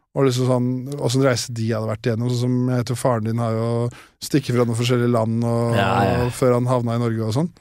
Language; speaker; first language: Norwegian; native; Norwegian